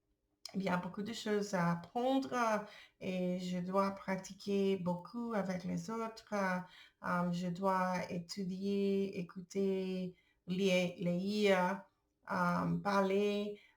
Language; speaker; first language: French; non-native, learner; English